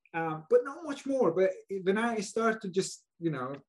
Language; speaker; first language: English; non-native, fluent; Persian